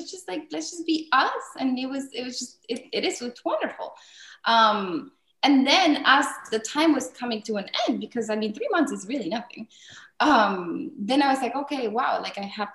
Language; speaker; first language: English; non-native, fluent; Spanish